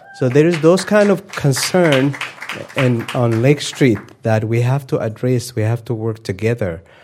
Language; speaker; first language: English; non-native, fluent; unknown